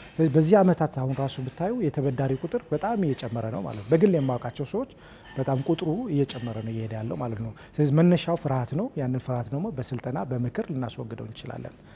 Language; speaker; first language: Amharic; native; Amharic